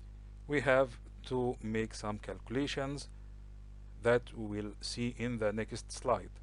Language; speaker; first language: English; non-native, local second language; Arabic